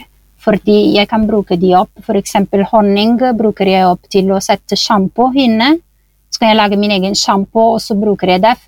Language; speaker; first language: Norwegian; non-native, fluent; Italian